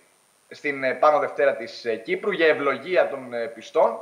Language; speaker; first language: Greek; native; Greek